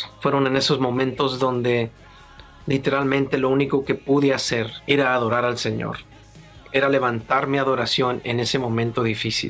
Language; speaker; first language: Spanish; native; Spanish